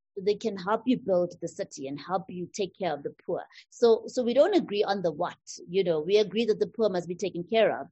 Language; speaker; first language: English; non-native, local second language; Tswana